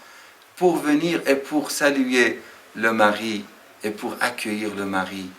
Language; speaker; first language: French; non-native, fluent; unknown